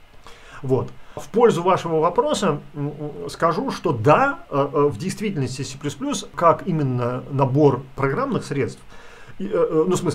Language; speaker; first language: Russian; native; Russian